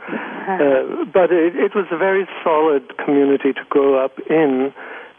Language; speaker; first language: English; native; English